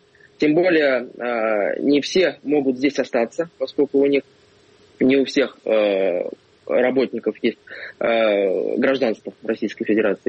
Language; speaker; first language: Russian; native; Russian